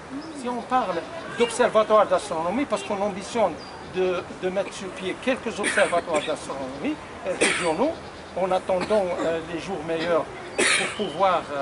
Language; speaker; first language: French; non-native, local second language; Arabic